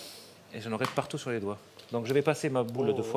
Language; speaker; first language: French; native; French